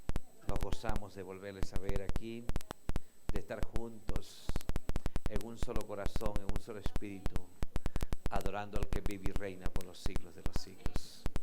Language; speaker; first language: Spanish; native; Spanish